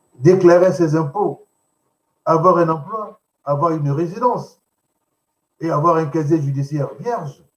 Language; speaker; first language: French; non-native, local second language; Lingala